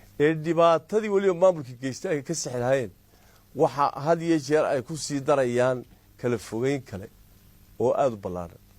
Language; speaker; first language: Somali; native; Somali